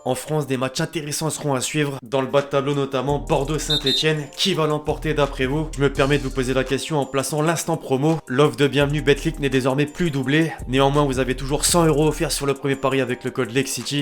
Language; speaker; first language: French; native; French